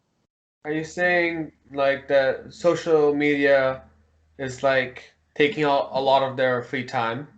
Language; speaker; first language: English; early bilingual, heritage; Mongolian